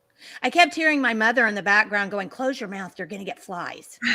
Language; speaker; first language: English; native; English